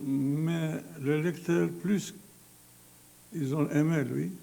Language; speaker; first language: French; non-native, fluent; Albanian